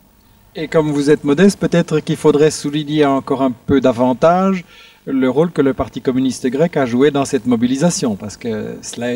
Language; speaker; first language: French; native; French